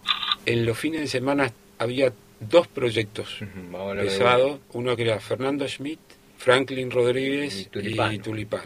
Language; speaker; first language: Spanish; native; Spanish